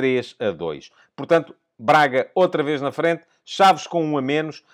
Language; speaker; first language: Portuguese; native; Portuguese